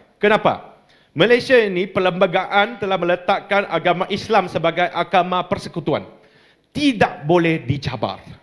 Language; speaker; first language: Malay; non-native, local second language; Chinese